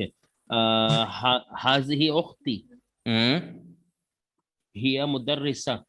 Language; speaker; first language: Arabic; non-native, learner; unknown